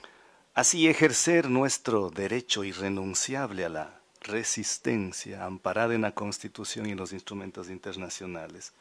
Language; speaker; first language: Spanish; native; Spanish